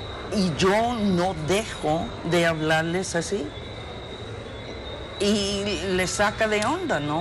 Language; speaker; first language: Spanish; non-native, fluent; English